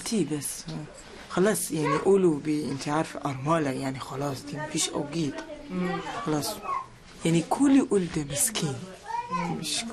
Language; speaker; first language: Arabic; non-native, local second language; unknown